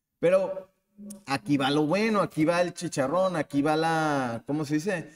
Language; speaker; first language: Spanish; native; Spanish